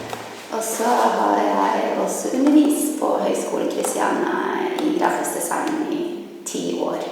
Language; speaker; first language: Norwegian; early bilingual, other home language; Vietnamese